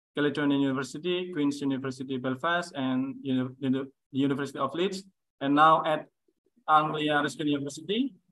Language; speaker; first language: English; non-native, fluent; Indonesian